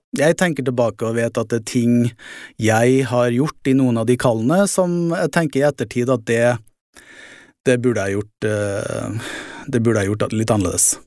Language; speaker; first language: Norwegian; native; Norwegian